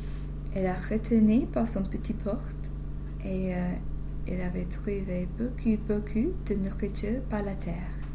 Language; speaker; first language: French; non-native, learner; English